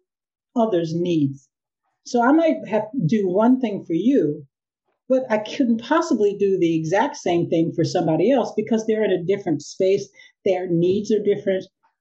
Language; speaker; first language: English; native; English